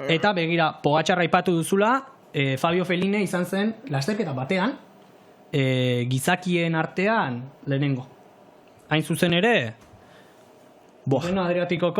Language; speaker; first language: Basque; native; Basque